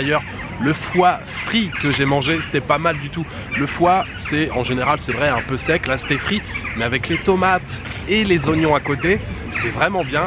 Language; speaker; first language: French; native; French